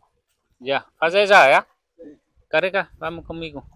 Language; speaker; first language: Portuguese; non-native, learner; Vietnamese